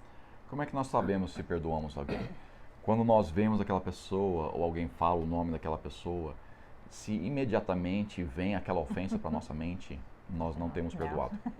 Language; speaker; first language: Portuguese; non-native, fluent; English